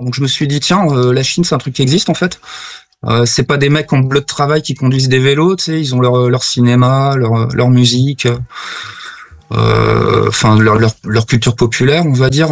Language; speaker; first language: French; native; French